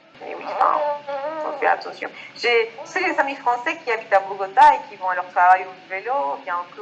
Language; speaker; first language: French; non-native, fluent; Spanish